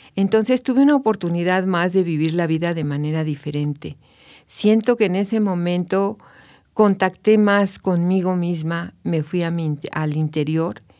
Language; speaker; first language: Spanish; native; Spanish